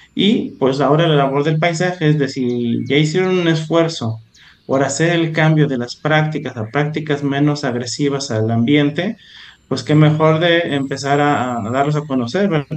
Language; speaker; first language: Spanish; native; Spanish